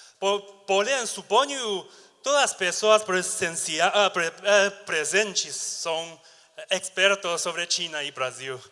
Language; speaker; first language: Portuguese; non-native, learner; Chinese